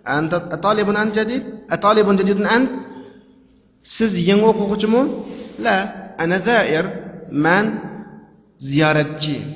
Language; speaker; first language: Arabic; non-native, fluent; Uyghur